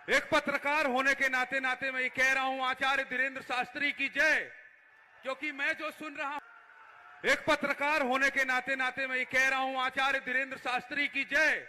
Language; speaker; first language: Hindi; native; Hindi